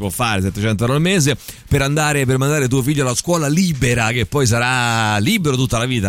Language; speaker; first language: Italian; native; Italian